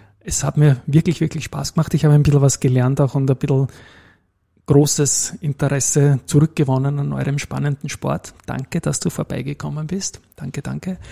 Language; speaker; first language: German; native; German